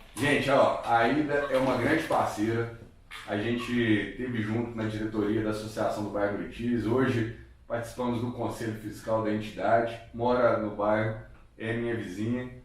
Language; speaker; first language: Portuguese; native; Portuguese